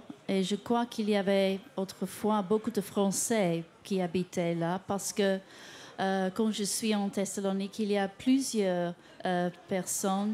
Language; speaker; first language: French; non-native, fluent; English